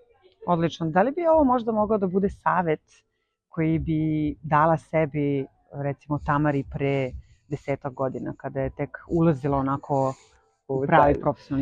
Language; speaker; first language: Croatian; native; Croatian